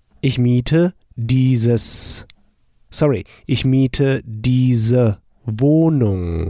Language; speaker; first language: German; non-native, fluent; English